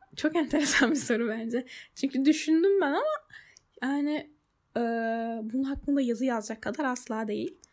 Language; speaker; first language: Turkish; early bilingual, heritage; Turkish